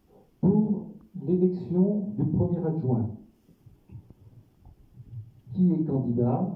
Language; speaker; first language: French; native; French